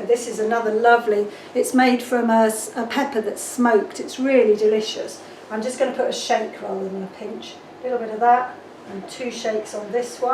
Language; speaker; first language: English; native; English